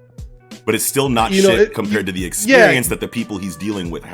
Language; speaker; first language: English; native; English